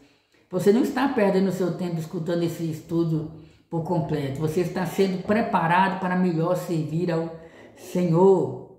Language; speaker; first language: Portuguese; native; Portuguese